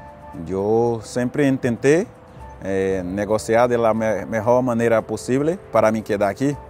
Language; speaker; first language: Spanish; non-native, fluent; Portuguese